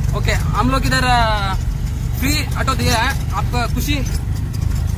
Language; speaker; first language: Hindi; non-native, local second language; Kannada